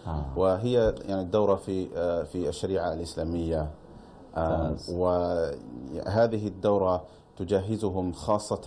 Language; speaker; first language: Arabic; non-native, fluent; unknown